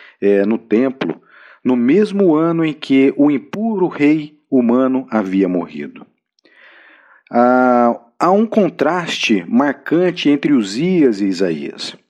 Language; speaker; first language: Portuguese; native; Portuguese